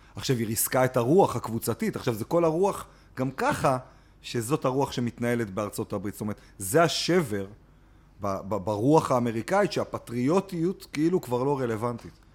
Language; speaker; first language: Hebrew; native; Hebrew